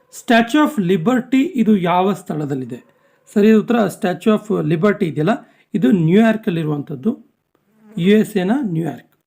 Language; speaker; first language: Kannada; native; Kannada